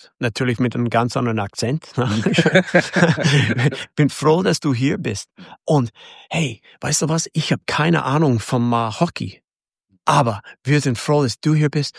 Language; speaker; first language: German; non-native, fluent; English